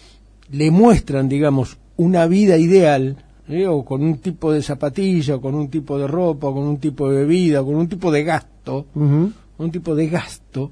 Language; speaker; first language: Spanish; native; Spanish